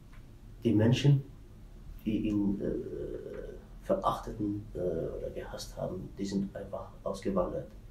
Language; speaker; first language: German; non-native, fluent; Tigrinya